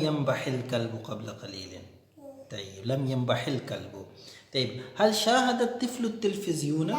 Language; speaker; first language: Arabic; non-native, fluent; Urdu